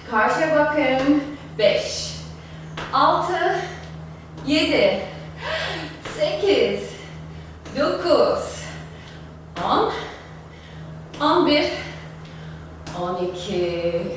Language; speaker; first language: Turkish; non-native, fluent; German